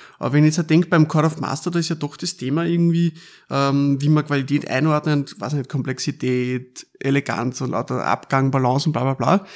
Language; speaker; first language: German; native; German